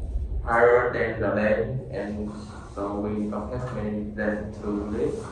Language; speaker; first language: English; non-native, learner; Vietnamese